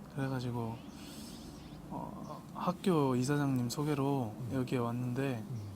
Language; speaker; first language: Korean; native; Korean